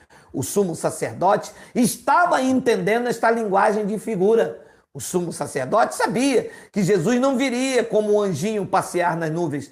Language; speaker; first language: Portuguese; native; Portuguese